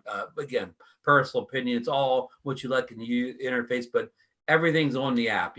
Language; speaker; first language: English; native; English